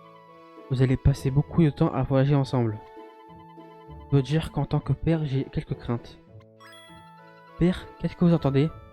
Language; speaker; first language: French; native; French